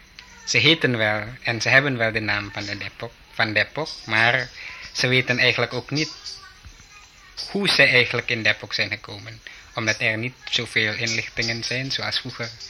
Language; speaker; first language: Dutch; early bilingual, heritage; Dutch